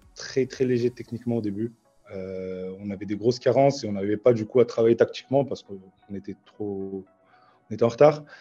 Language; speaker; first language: French; native; French